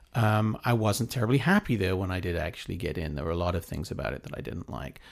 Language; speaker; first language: English; native; English